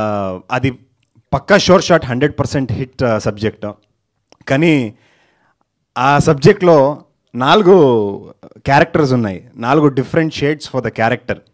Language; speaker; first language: Telugu; non-native, learner; Kannada